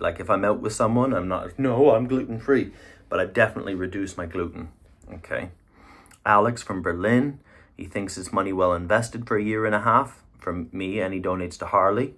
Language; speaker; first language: English; native; English